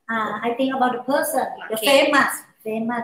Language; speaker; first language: English; non-native, learner; Thai